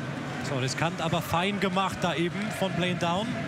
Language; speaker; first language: German; native; German